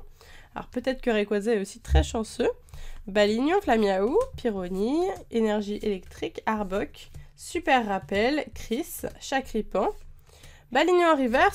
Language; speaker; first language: French; native; French